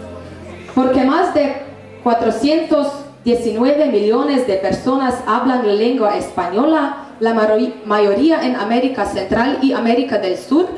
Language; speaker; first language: Spanish; non-native, fluent; Slovenian